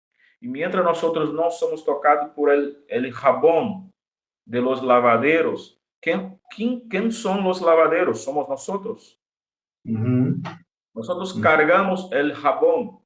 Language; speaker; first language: Spanish; non-native, fluent; Portuguese